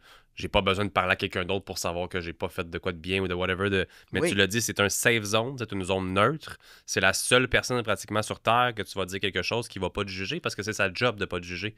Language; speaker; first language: French; native; French